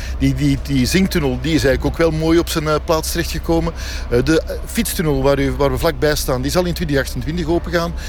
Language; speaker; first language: Dutch; native; Dutch